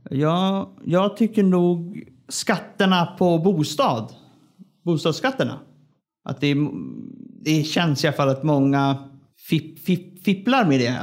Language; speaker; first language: Swedish; native; Swedish